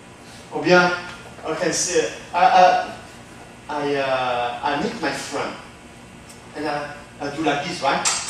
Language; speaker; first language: English; non-native, fluent; French